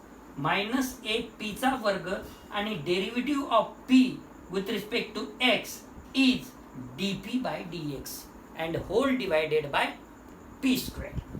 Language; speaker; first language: English; non-native, local second language; Marathi